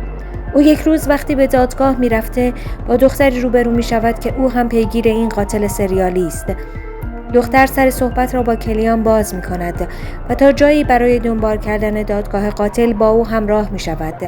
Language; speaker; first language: Persian; native; Persian